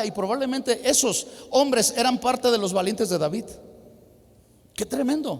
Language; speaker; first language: Spanish; native; Spanish